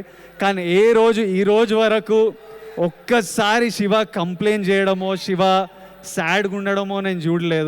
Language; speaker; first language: Telugu; native; Telugu